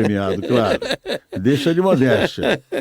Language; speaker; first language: Portuguese; native; Portuguese